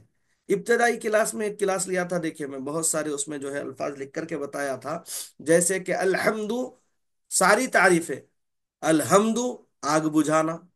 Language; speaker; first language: Urdu; native; Urdu